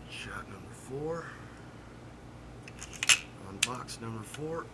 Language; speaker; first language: English; native; English